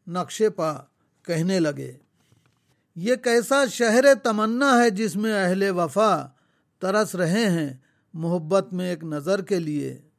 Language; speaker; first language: Urdu; native; Urdu